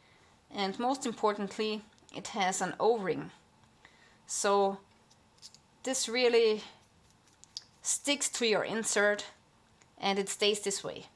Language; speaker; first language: English; non-native, fluent; German